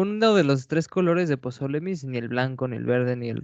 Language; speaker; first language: Spanish; native; Spanish